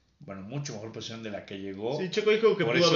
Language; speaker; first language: Spanish; native; Spanish